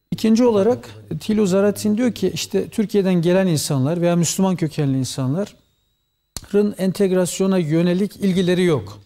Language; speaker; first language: Turkish; early bilingual, heritage; Turkish